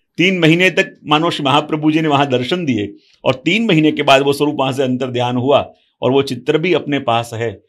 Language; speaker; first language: Hindi; non-native, local second language; Gujarati